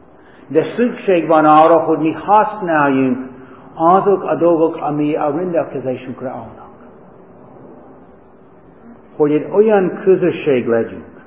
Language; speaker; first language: Hungarian; non-native, fluent; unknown